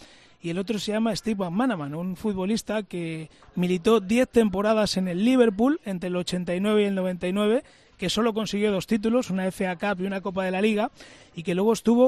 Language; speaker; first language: Spanish; native; Spanish